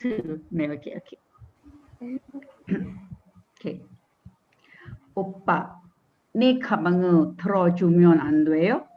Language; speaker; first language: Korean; non-native, learner; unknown